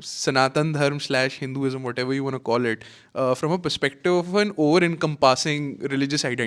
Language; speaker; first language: English; non-native, local second language; Hindi